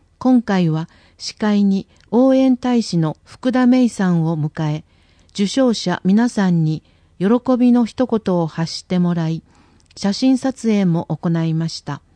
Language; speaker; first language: Japanese; native; Japanese